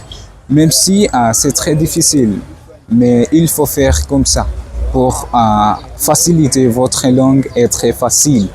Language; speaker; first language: French; non-native, learner; Swahili